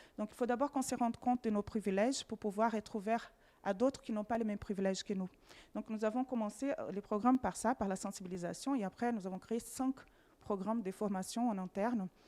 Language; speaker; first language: French; non-native, fluent; Portuguese